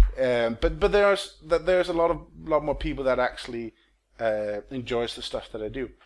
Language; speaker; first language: English; non-native, fluent; Danish